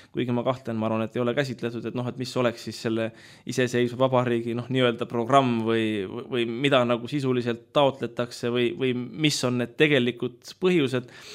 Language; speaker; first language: Estonian; native; Estonian